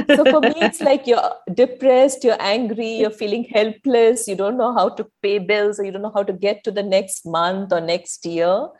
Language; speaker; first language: English; non-native, local second language; Malayalam